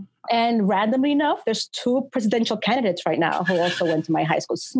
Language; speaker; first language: English; early bilingual, other home language; Spanish